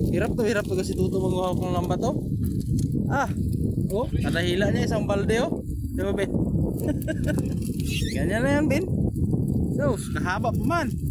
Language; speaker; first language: Filipino; non-native, local second language; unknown